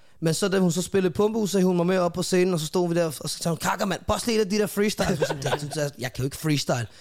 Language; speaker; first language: Danish; native; Danish